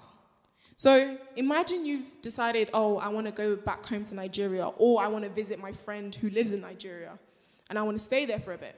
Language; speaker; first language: English; native; English